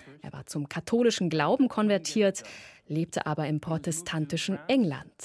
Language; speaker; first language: German; native; German